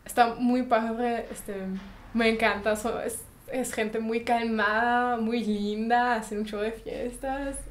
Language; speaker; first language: Spanish; early bilingual, heritage; German